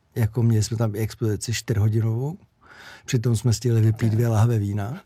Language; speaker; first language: Czech; native; Czech